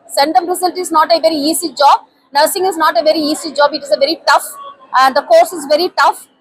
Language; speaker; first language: English; non-native, local second language; Tamil